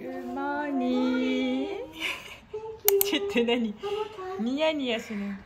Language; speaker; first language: Japanese; native; Japanese